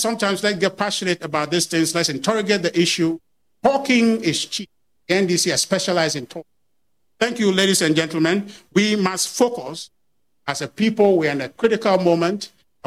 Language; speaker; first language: English; non-native, local second language; Akan